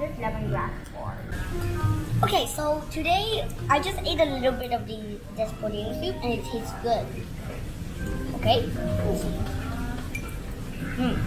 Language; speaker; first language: English; non-native, learner; Thai